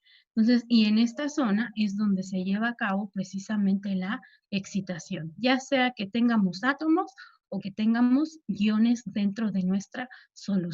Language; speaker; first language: Spanish; native; Spanish